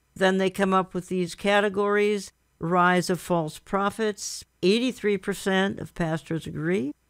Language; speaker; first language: English; native; English